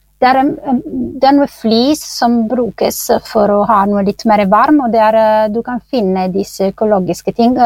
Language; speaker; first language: Norwegian; non-native, fluent; Italian